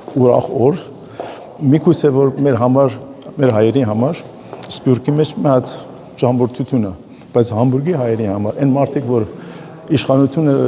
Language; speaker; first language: Armenian; early bilingual, heritage; Armenian